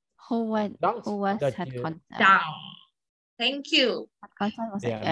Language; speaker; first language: Dutch; non-native, learner; Indonesian